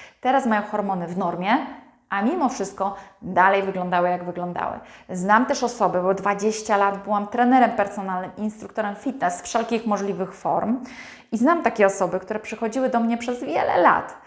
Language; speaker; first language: Polish; native; Polish